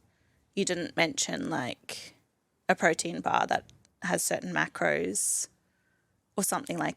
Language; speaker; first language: English; native; English